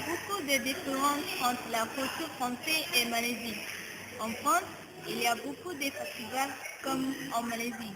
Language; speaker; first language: French; non-native, learner; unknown